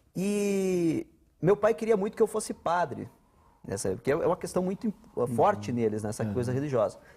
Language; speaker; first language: Portuguese; non-native, local second language; Ukrainian